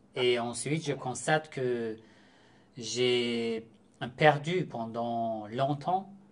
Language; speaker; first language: French; non-native, fluent; Persian